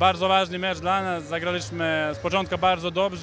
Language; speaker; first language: Polish; non-native, learner; Serbian